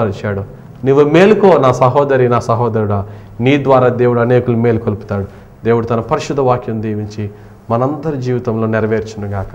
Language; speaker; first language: Telugu; native; Telugu